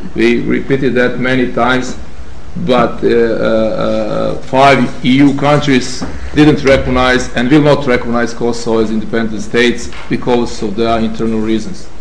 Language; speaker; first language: English; non-native, fluent; Serbian